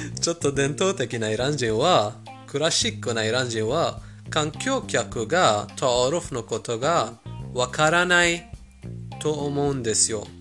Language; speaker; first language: Japanese; non-native, fluent; Persian